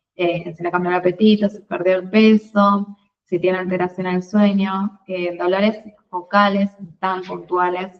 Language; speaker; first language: Spanish; native; Spanish